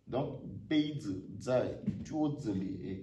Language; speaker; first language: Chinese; non-native, learner; French